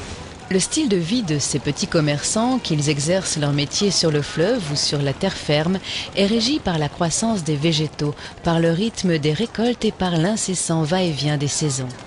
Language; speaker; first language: French; native; French